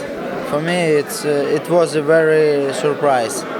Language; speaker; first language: English; non-native, learner; Russian